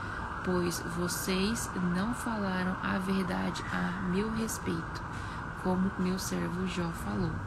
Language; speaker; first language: Portuguese; native; Portuguese